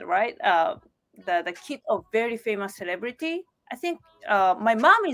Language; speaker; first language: English; non-native, fluent; Japanese